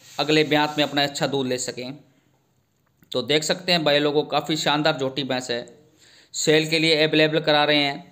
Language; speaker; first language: Hindi; native; Hindi